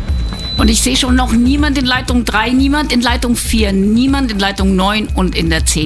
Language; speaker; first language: German; native; German